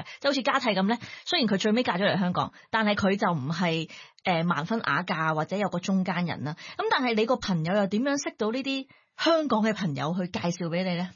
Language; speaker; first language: Cantonese; native; Cantonese